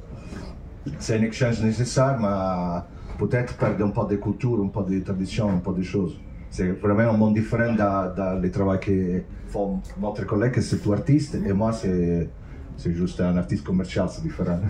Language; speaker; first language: French; non-native, fluent; Italian